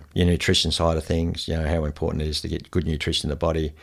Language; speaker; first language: English; native; English